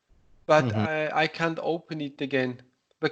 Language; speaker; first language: English; non-native, learner; Italian